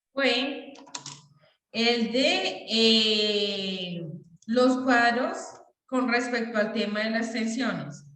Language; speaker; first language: Spanish; native; Spanish